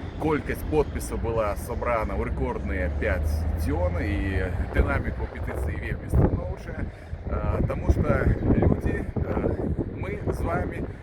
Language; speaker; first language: Belarusian; non-native, local second language; Russian